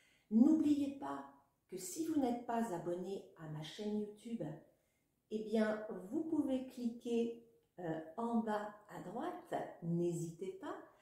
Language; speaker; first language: French; native; French